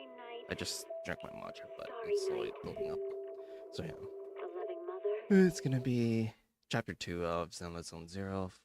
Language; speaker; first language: English; native; English